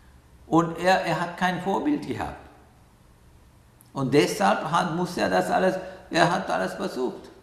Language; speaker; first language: German; non-native, learner; Sinhala